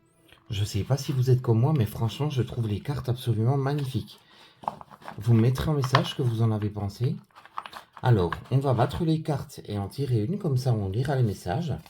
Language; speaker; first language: French; native; French